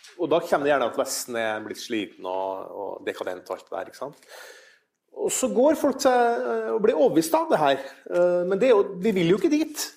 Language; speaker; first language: Norwegian; native; Norwegian